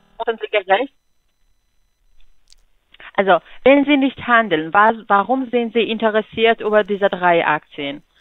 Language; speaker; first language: German; non-native, fluent; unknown